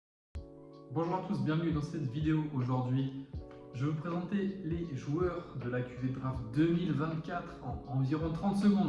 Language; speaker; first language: French; native; French